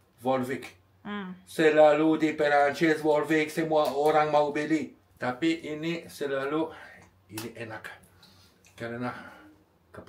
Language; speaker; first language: Indonesian; non-native, learner; French